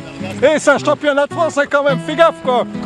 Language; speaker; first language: French; native; French